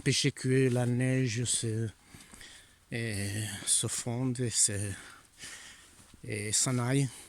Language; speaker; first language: French; non-native, fluent; Italian